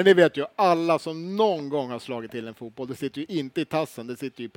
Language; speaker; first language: Swedish; native; Swedish